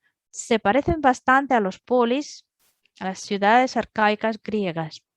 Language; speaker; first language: Spanish; non-native, fluent; Russian